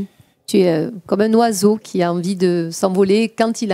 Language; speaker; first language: French; native; French